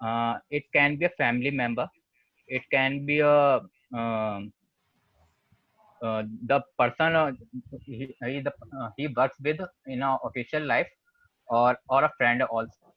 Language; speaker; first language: English; non-native, learner; Hindi